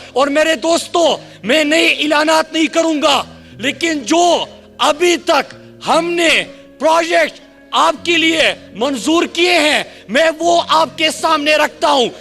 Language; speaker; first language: Urdu; non-native, local second language; Pashto